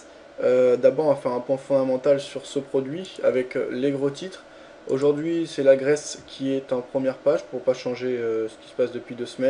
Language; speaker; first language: French; native; French